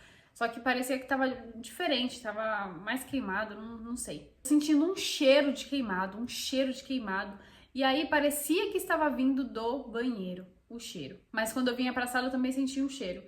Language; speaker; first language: Portuguese; native; Portuguese